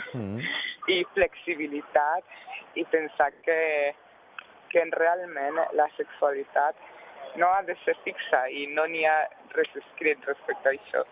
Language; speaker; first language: Catalan; non-native, local second language; Spanish